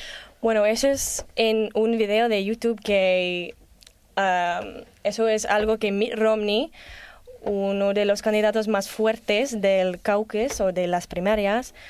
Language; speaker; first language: Spanish; non-native, learner; English